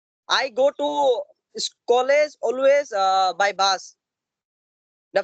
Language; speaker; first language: English; non-native, learner; Assamese